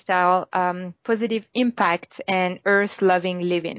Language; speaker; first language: English; non-native, fluent; French